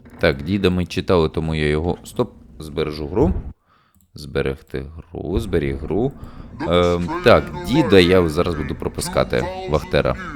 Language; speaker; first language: Ukrainian; native; Ukrainian